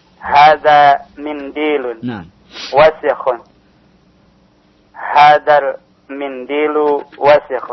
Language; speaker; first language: Arabic; non-native, learner; Indonesian